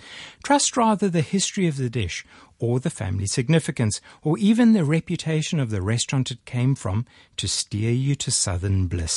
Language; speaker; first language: English; native; English